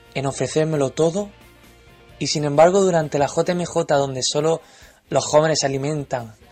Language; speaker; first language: Spanish; native; Spanish